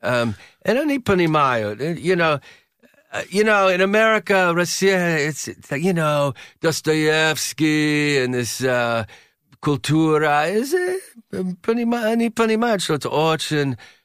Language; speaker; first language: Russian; non-native, learner; English